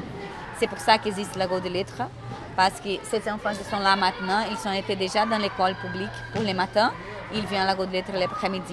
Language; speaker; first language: French; non-native, fluent; Portuguese